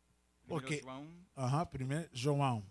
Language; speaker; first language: Portuguese; non-native, learner; Spanish